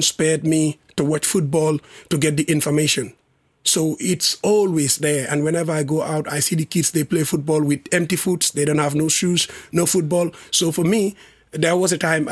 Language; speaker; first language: Swedish; non-native, learner; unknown